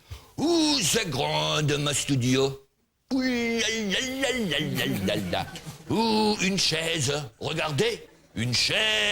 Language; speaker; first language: French; non-native, learner; German